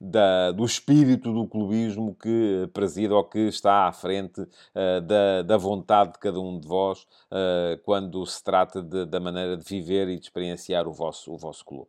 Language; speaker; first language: Portuguese; native; Portuguese